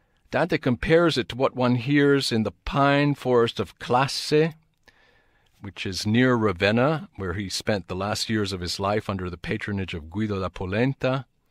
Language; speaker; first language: English; native; English